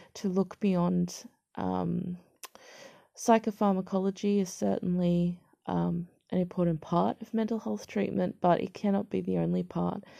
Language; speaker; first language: English; native; English